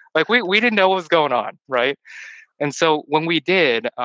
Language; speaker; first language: English; early bilingual, other home language; Chinese